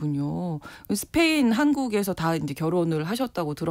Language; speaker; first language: Korean; native; Korean